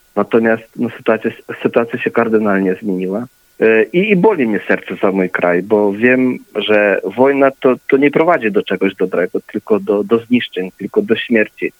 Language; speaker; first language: Polish; early bilingual, heritage; Polish